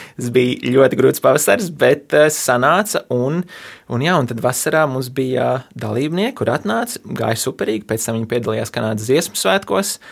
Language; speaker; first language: Latvian; early bilingual, heritage; Latvian